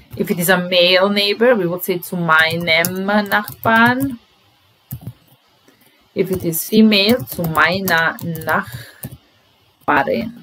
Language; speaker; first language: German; non-native, fluent; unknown